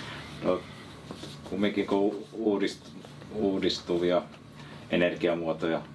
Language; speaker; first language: Finnish; native; Finnish